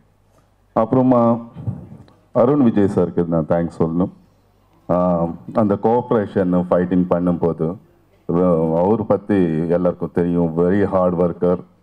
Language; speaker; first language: Tamil; non-native, fluent; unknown